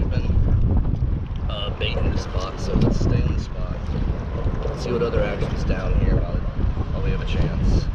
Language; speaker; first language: English; native; English